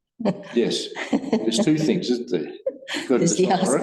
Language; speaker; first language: English; native; English